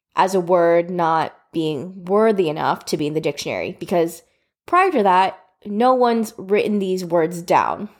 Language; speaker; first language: English; native; English